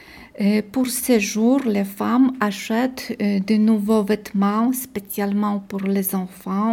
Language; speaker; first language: French; non-native, learner; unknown